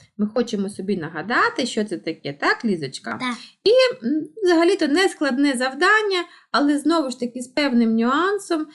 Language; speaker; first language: Ukrainian; non-native, local second language; Russian